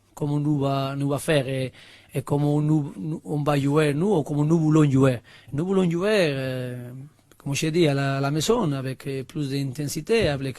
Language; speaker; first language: French; non-native, learner; Spanish